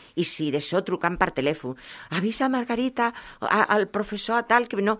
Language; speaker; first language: Catalan; non-native, local second language; Spanish